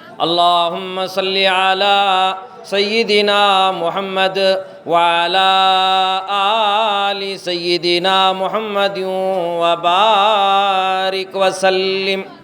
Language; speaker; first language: Kannada; non-native, local second language; Urdu